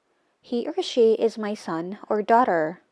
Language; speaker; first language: English; non-native, local second language; Filipino